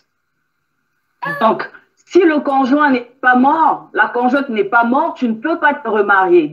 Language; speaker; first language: French; non-native, local second language; Lingala